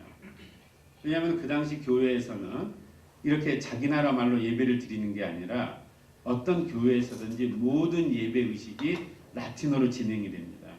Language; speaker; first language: Korean; native; Korean